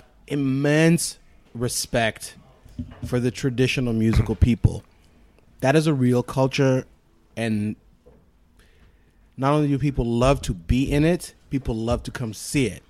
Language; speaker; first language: English; non-native, local second language; Shona